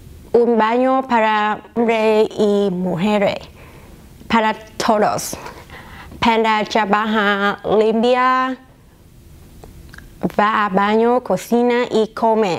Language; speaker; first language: Spanish; non-native, learner; English